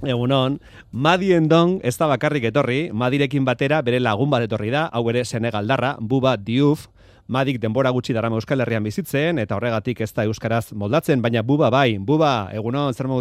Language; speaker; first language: Basque; native; Basque